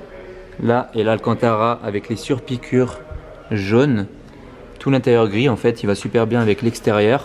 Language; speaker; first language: French; native; French